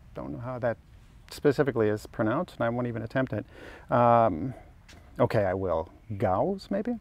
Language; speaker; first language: English; native; English